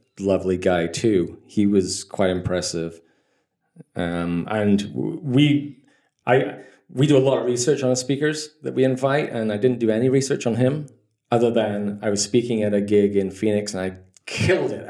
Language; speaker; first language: English; native; English